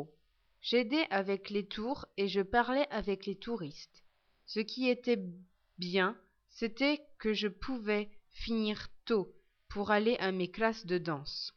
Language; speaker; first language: French; non-native, learner; English